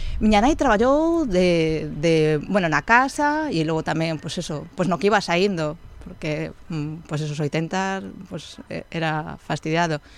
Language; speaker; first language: Galician; non-native, local second language; Spanish